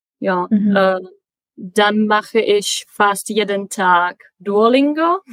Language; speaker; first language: German; non-native, learner; Czech